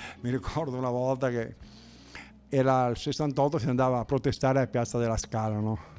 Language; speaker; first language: Italian; native; Italian